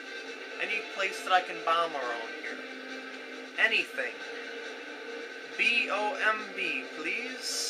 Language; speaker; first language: English; native; English